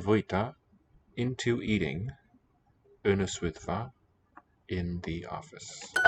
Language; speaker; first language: Welsh; non-native, learner; English